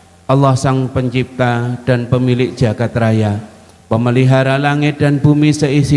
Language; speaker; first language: Indonesian; native; Indonesian